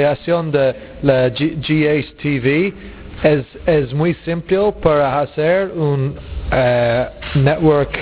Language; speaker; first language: Spanish; non-native, learner; English